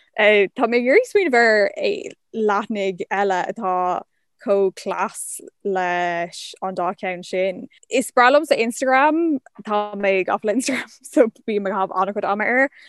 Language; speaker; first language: Irish; non-native, local second language; English